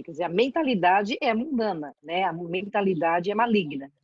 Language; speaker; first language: Portuguese; native; Portuguese